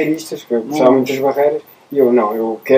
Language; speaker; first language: Portuguese; native; Portuguese